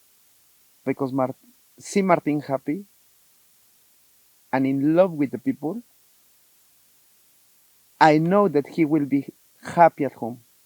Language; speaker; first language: English; non-native, learner; Spanish